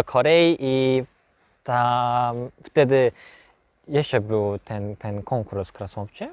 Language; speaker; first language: Polish; non-native, learner; Korean